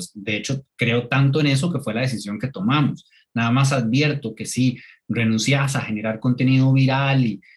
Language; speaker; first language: Spanish; native; Spanish